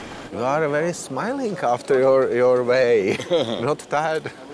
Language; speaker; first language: English; non-native, learner; Czech